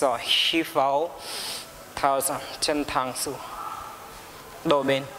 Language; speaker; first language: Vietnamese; non-native, learner; Hindi